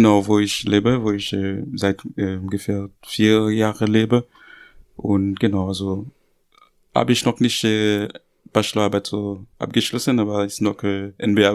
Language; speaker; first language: German; non-native, learner; Haitian Creole